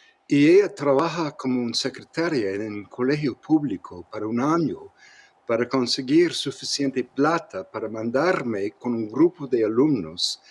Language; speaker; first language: Spanish; non-native, fluent; English